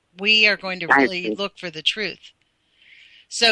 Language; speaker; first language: English; native; English